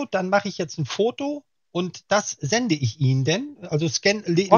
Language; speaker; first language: German; native; German